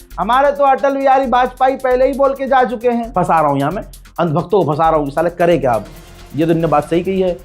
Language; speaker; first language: Hindi; native; Hindi